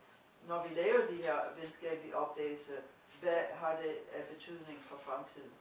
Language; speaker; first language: Danish; non-native, fluent; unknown